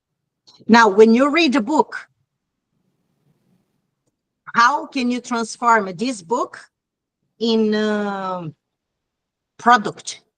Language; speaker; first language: English; non-native, fluent; Portuguese